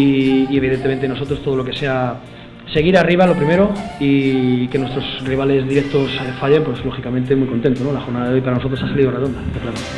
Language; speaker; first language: Spanish; native; Spanish